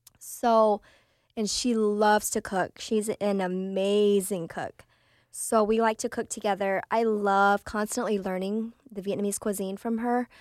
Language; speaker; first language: English; early bilingual, other home language; Vietnamese